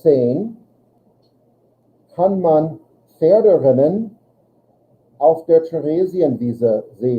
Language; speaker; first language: German; non-native, fluent; English